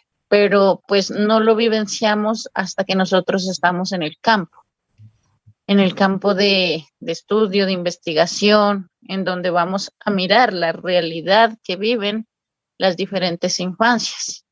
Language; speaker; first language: Spanish; native; Spanish